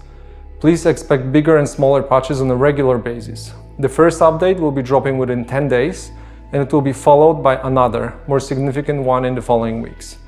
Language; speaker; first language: English; non-native, fluent; Polish